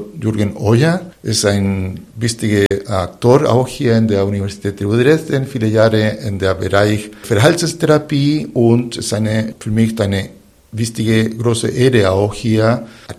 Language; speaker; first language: German; non-native, fluent; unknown